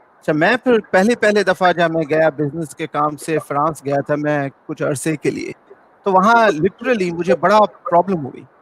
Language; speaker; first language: Urdu; non-native, local second language; Sindhi